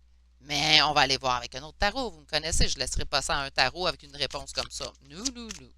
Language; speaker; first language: French; native; French